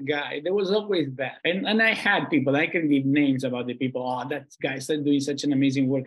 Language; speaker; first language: English; non-native, fluent; Spanish